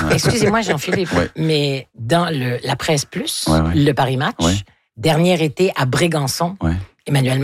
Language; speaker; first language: French; native; French